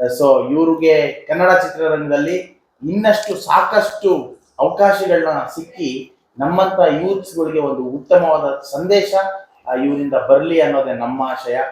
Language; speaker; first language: Kannada; non-native, local second language; Urdu